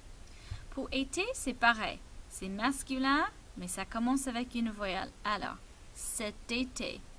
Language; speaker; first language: French; non-native, fluent; English